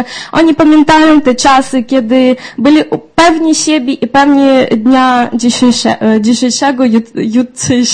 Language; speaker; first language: Polish; non-native, fluent; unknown